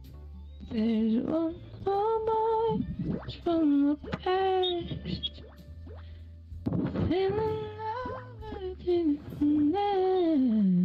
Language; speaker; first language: English; non-native, local second language; Filipino